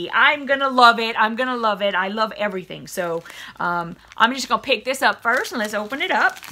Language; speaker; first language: English; native; English